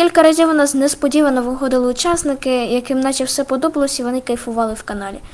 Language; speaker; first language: Ukrainian; native; Ukrainian